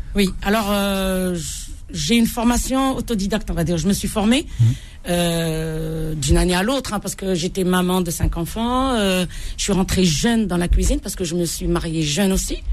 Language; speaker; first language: French; non-native, local second language; Arabic